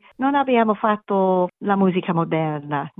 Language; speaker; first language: Italian; non-native, learner; English